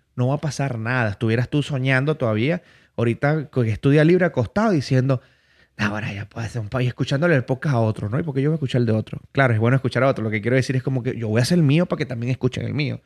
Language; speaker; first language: Spanish; native; Spanish